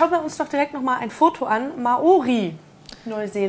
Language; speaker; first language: German; native; German